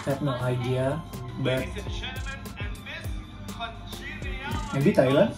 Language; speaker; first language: English; non-native, learner; Indonesian